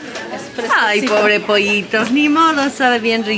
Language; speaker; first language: Spanish; non-native, fluent; English